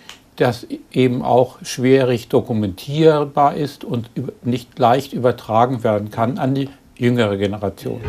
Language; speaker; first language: German; native; German